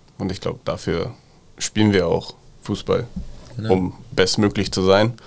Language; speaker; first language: German; native; German